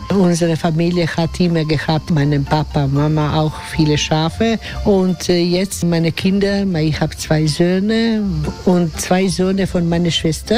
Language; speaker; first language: German; non-native, learner; Croatian